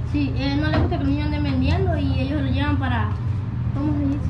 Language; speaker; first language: Spanish; native; Spanish